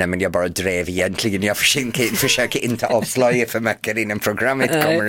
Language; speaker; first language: Swedish; non-native, fluent; English